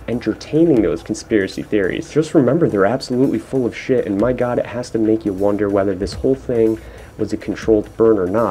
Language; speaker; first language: English; native; English